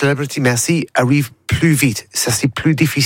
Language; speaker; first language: French; non-native, learner; English